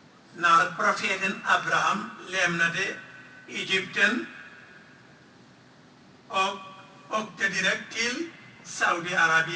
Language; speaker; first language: Swedish; non-native, fluent; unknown